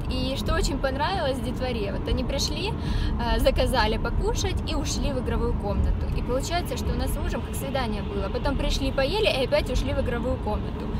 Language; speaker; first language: Russian; native; Russian